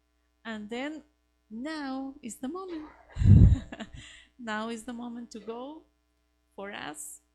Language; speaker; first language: English; non-native, learner; Spanish